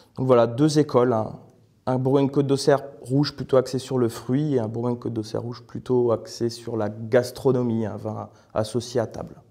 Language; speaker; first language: French; native; French